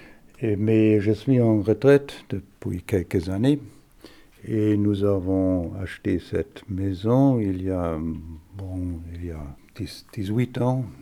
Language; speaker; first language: French; non-native, fluent; German